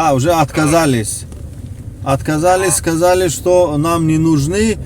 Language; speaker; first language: Russian; non-native, local second language; Tajik